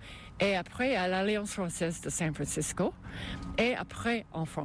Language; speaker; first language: French; non-native, local second language; English